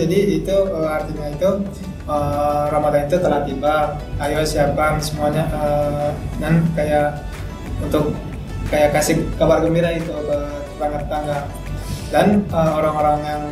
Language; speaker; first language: Malay; non-native, fluent; Turkmen